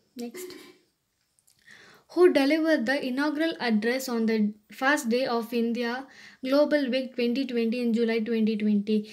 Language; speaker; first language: English; non-native, local second language; Tamil